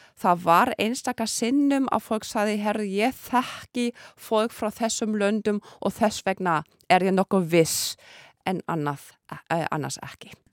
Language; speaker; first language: Icelandic; non-native, fluent; German